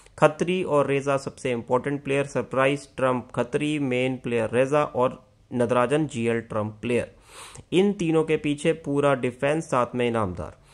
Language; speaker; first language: Hindi; native; Hindi